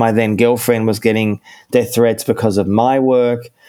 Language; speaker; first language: English; native; English